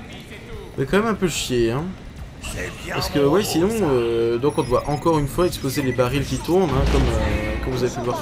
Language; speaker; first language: French; native; French